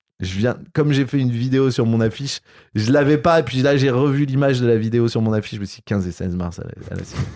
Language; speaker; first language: French; native; French